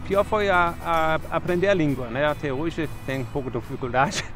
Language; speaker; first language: Portuguese; non-native, fluent; Danish